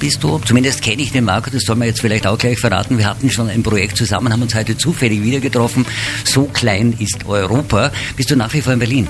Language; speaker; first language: German; native; German